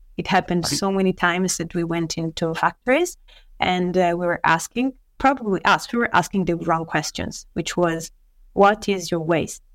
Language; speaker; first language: English; non-native, fluent; Italian